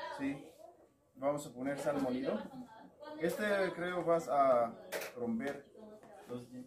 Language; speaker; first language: Spanish; non-native, learner; Arabic